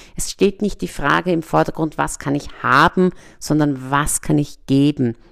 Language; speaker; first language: German; early bilingual, other home language; Persian